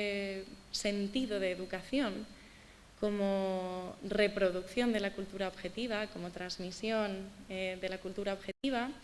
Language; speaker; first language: Spanish; native; Spanish